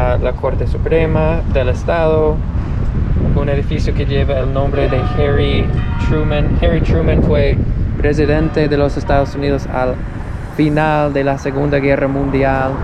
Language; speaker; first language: Spanish; non-native, fluent; English